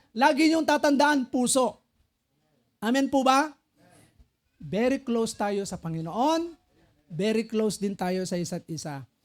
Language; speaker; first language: Filipino; non-native, local second language; Pampanga